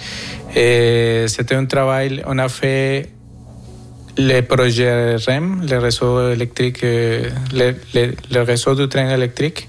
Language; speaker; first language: French; non-native, fluent; Spanish